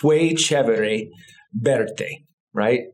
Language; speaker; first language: Spanish; non-native, fluent; English